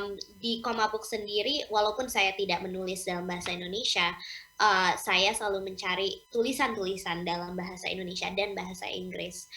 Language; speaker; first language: Indonesian; non-native, local second language; English